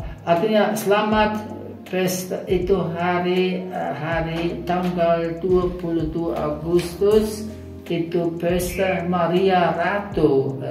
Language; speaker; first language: Indonesian; non-native, fluent; German